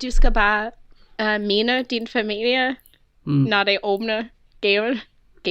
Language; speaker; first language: Danish; non-native, fluent; English